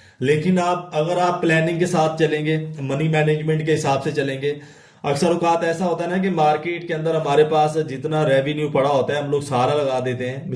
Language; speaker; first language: Urdu; non-native, local second language; Punjabi